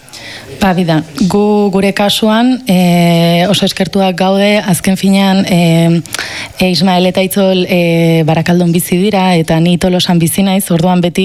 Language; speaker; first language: Basque; native; Basque